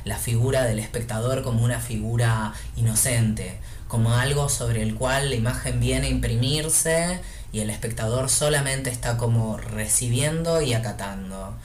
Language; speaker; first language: Spanish; native; Spanish